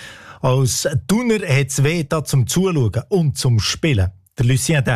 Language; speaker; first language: German; native; German